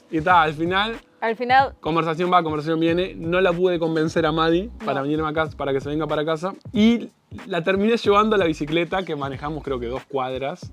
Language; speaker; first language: Spanish; native; Spanish